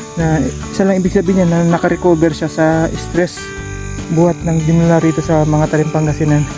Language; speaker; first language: Filipino; non-native, local second language; Iloko